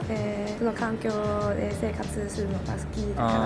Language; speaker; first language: Japanese; non-native, learner; Chinese